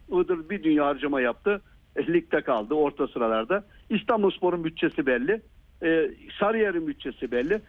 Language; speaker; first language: Turkish; native; Turkish